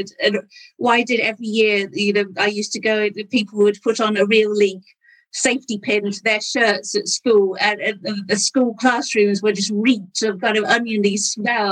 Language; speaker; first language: English; native; English